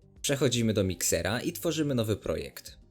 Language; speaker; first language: Polish; native; Polish